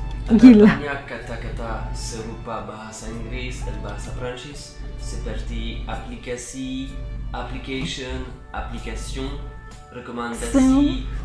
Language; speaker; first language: Indonesian; non-native, learner; French